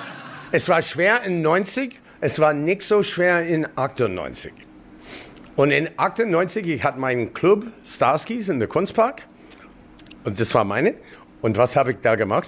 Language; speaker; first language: German; non-native, fluent; English